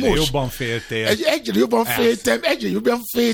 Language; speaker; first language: Hungarian; non-native, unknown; Yoruba